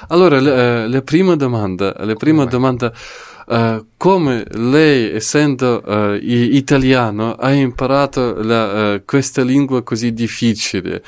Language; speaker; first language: Italian; non-native, learner; Ukrainian